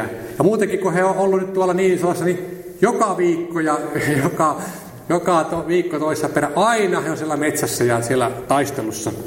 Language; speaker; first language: Finnish; native; Finnish